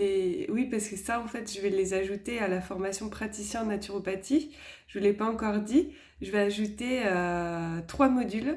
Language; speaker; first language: French; native; French